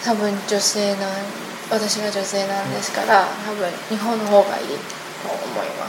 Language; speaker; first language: Japanese; non-native, learner; Chinese